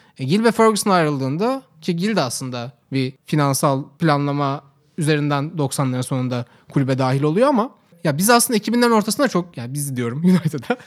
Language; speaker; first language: Turkish; native; Turkish